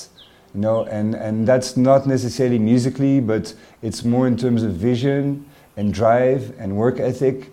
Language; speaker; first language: English; non-native, fluent; French